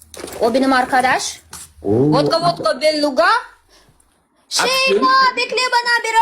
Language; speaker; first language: Turkish; non-native, learner; Russian